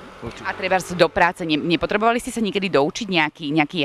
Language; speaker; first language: Slovak; native; Slovak